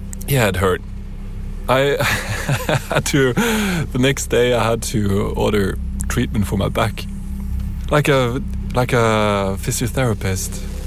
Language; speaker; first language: English; non-native, fluent; Norwegian